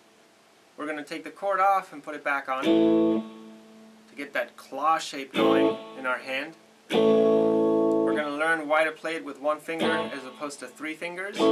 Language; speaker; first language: English; native; English